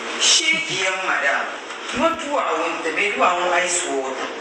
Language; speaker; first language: Arabic; non-native, learner; Hausa